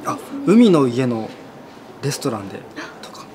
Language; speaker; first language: Japanese; native; Japanese